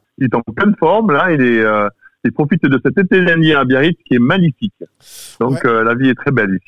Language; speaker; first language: French; native; French